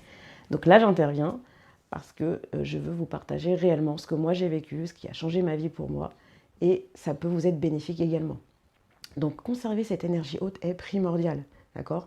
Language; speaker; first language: French; native; French